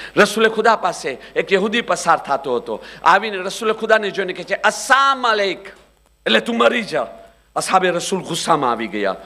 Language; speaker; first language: Gujarati; early bilingual, heritage; Gujarati